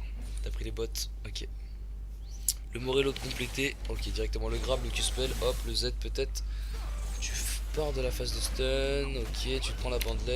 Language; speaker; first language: French; native; French